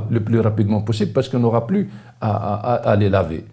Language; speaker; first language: French; non-native, local second language; Arabic